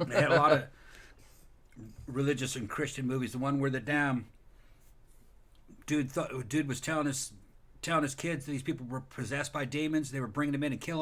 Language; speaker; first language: English; native; English